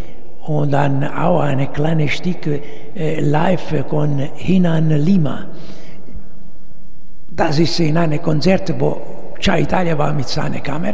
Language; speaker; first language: German; non-native, fluent; Italian